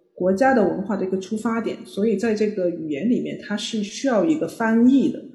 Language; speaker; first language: Chinese; native; Chinese